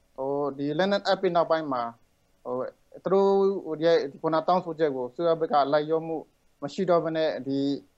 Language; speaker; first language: Burmese; non-native, local second language; Shwe Palaung